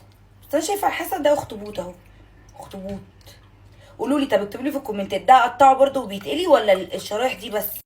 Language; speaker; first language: Arabic; native; Arabic